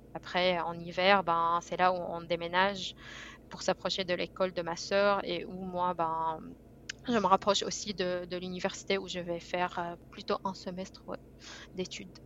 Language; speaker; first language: French; non-native, fluent; Arabic